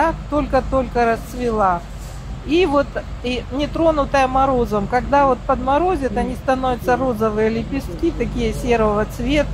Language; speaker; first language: Russian; native; Russian